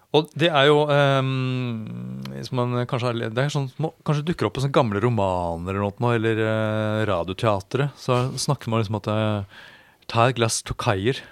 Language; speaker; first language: Norwegian; native; Norwegian